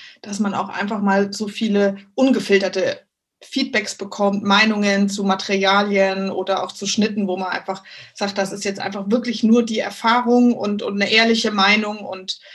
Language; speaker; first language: German; native; German